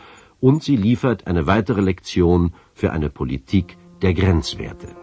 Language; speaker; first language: German; native; German